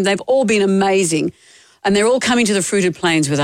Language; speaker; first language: English; native; English